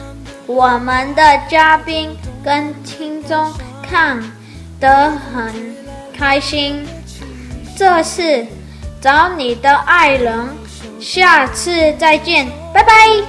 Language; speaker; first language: Chinese; non-native, learner; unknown